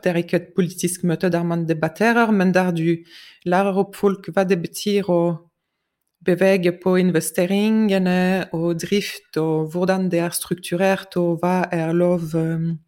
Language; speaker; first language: Norwegian; non-native, fluent; French